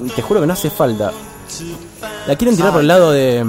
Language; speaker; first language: Spanish; native; Spanish